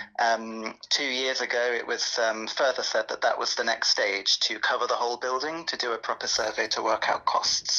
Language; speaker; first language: English; native; English